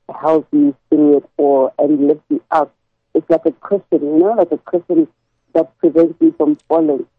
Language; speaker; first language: English; non-native, local second language; Tswana